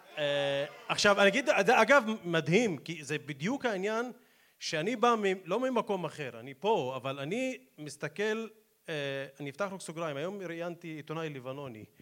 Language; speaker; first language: Hebrew; non-native, local second language; Arabic